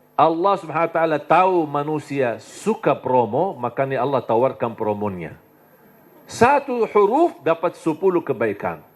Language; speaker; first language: Indonesian; non-native, fluent; Arabic